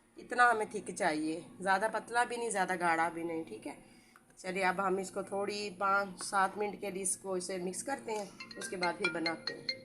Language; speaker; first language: Urdu; non-native, local second language; Punjabi